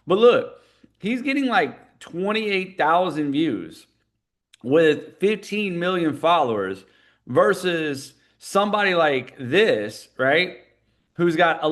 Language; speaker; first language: English; native; English